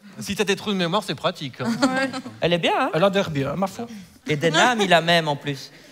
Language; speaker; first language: French; native; French